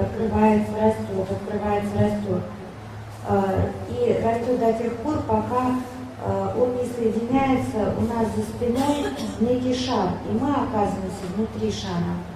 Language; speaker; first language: Russian; native; Russian